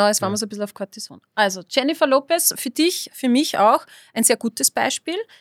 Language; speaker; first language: German; native; German